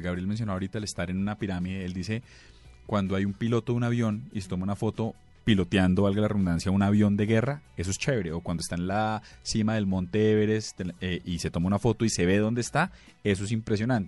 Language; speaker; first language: Spanish; native; Spanish